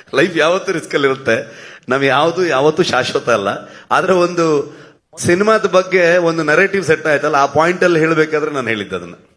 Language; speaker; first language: Kannada; native; Kannada